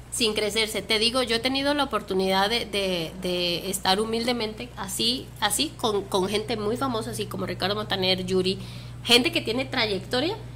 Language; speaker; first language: Spanish; native; Spanish